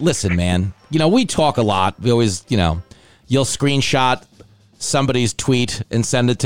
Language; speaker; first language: English; native; English